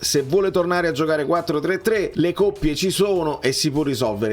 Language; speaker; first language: Italian; native; Italian